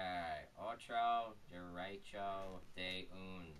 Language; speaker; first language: Spanish; non-native, learner; English